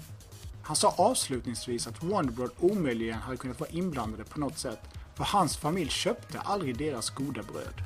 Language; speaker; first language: Swedish; native; Swedish